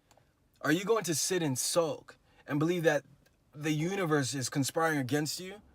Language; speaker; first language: English; native; English